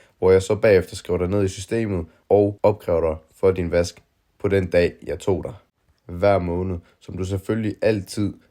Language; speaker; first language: Danish; native; Danish